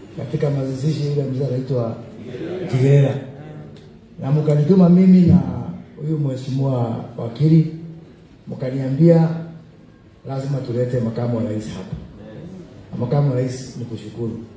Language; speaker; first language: Swahili; non-native, local second language; Kikuyu